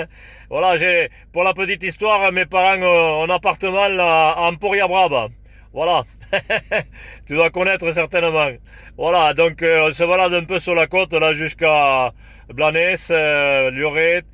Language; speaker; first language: French; native; French